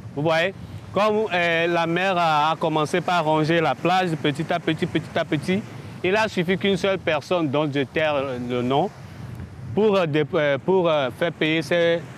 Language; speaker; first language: French; non-native, local second language; Ewe